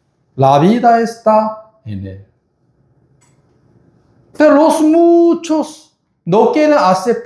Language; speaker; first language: Spanish; non-native, fluent; Korean